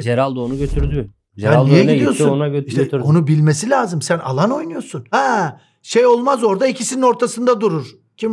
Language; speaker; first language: Turkish; native; Turkish